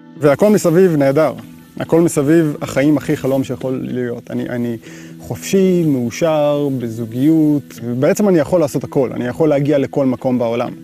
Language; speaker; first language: Hebrew; native; Hebrew